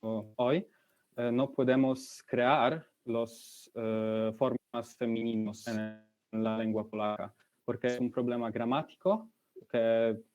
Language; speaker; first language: Spanish; non-native, learner; Polish